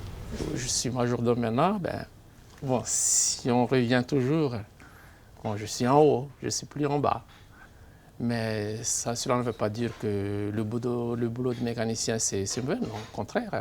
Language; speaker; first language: French; non-native, local second language; Malagasy